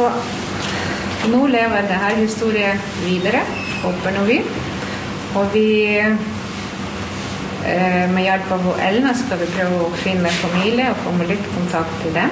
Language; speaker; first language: Norwegian; non-native, fluent; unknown